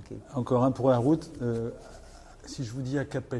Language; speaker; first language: French; native; French